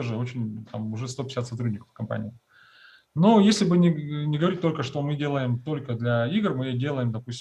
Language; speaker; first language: Russian; native; Russian